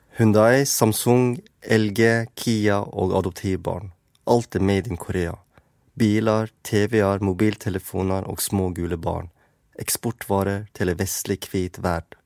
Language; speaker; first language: Norwegian; native; Norwegian